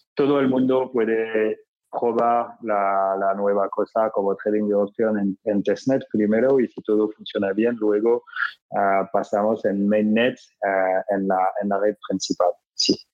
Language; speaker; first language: Spanish; non-native, fluent; French